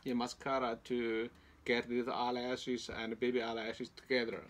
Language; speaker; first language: English; non-native, learner; Chinese